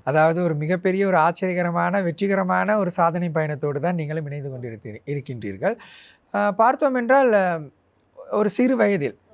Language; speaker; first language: Tamil; native; Tamil